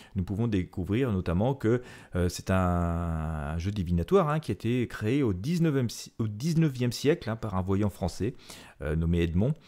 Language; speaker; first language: French; native; French